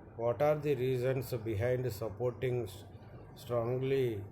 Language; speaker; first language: English; non-native, local second language; Telugu